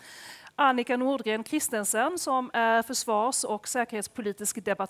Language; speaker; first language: Swedish; native; Swedish